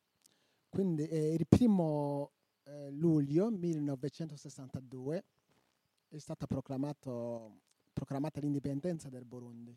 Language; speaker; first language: Italian; non-native, local second language; Rundi